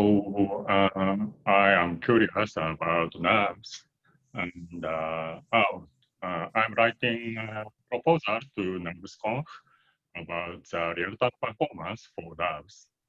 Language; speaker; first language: English; non-native, learner; Japanese